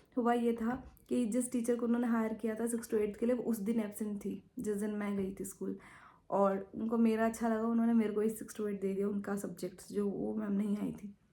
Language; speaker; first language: Hindi; native; Hindi